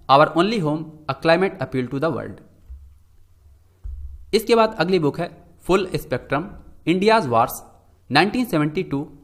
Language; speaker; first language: Hindi; native; Hindi